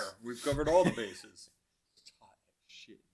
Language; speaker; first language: English; native; English